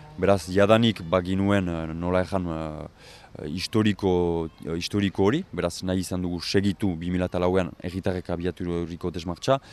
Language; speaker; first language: Basque; native; Basque